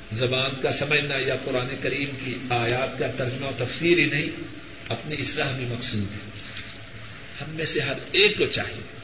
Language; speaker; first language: Urdu; non-native, local second language; Punjabi